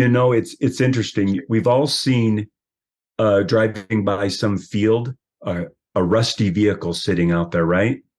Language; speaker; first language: English; native; English